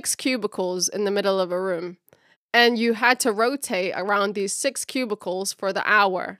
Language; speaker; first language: English; early bilingual, other home language; Filipino